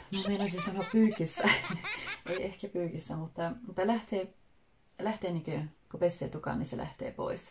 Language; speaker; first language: Finnish; early bilingual, heritage; Finnish